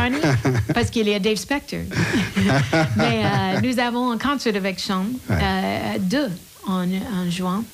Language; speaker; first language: French; non-native, learner; English